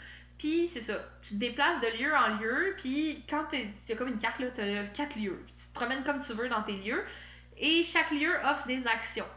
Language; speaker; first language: French; native; French